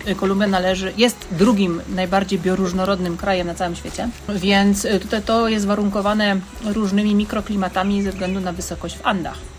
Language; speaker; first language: Polish; native; Polish